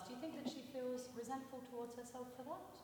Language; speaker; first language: English; native; English